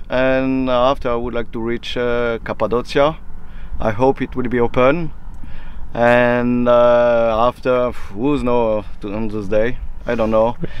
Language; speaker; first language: English; non-native, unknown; French